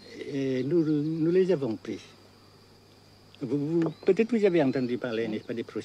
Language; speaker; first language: French; non-native, fluent; Vietnamese